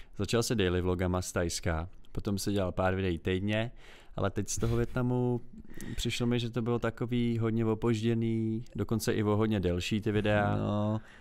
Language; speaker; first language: Czech; native; Czech